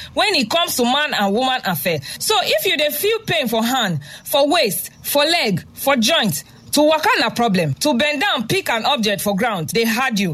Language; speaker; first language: Nigerian Pidgin; native; Nigerian Pidgin